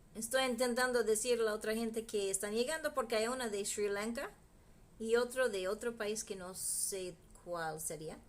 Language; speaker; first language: Spanish; non-native, fluent; English